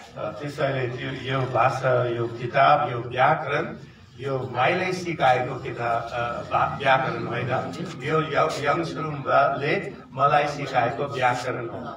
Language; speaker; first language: Nepali; non-native, fluent; Dutch